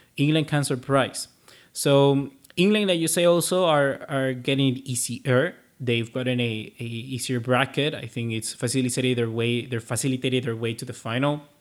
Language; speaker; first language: English; non-native, fluent; Spanish